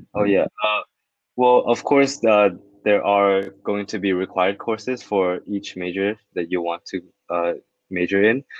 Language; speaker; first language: English; non-native, fluent; Thai